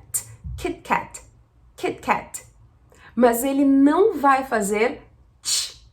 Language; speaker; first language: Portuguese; native; Portuguese